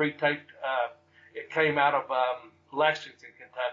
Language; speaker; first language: English; native; English